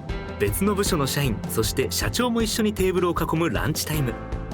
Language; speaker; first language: Japanese; native; Japanese